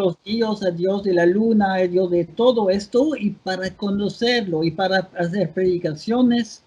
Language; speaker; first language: Spanish; non-native, fluent; French